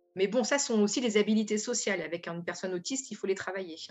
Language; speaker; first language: French; native; French